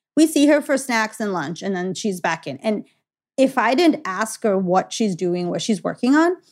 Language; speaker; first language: English; native; English